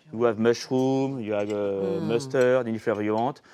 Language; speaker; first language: English; non-native, fluent; French